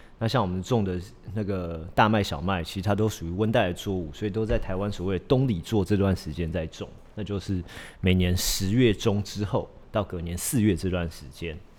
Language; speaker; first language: Chinese; early bilingual, heritage; Chinese